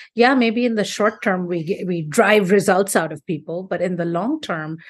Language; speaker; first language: English; non-native, local second language; Hindi